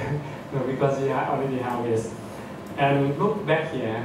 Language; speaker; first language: English; non-native, fluent; Thai